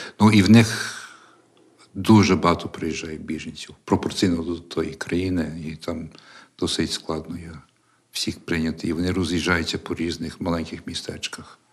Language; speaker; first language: Ukrainian; early bilingual, heritage; Ukrainian